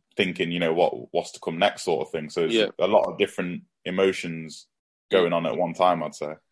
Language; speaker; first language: English; native; English